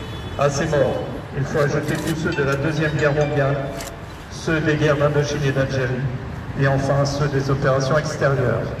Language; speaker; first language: French; native; French